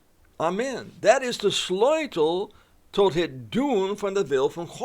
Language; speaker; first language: Dutch; non-native, fluent; English